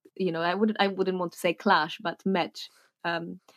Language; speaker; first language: English; non-native, fluent; Polish